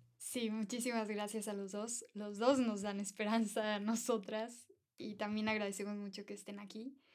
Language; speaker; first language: Spanish; native; Spanish